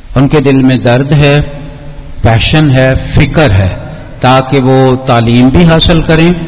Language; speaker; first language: Urdu; native; Urdu